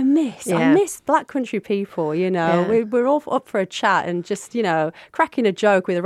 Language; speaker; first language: English; native; English